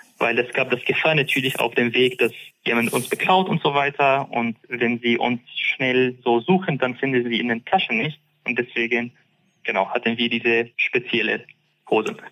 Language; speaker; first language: German; non-native, fluent; Arabic